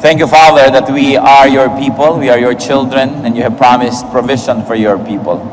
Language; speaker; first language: English; non-native, local second language; Filipino